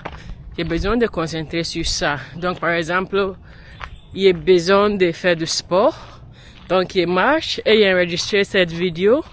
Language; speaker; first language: French; non-native, learner; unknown